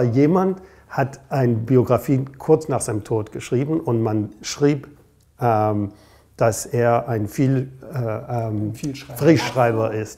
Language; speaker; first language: German; non-native, fluent; English